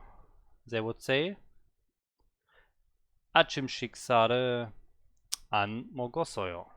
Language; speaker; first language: Korean; non-native, learner; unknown